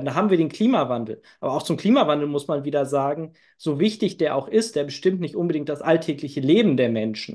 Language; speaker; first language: German; native; German